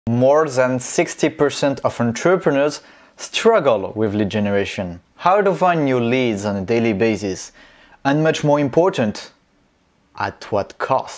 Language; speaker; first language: English; non-native, fluent; French